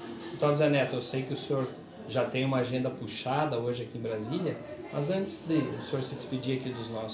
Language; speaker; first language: Portuguese; native; Portuguese